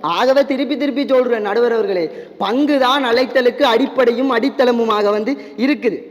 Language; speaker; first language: Tamil; native; Tamil